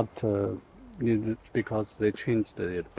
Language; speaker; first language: English; non-native, learner; Chinese